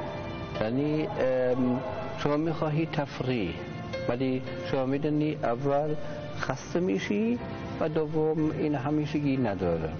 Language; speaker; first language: Persian; non-native, learner; German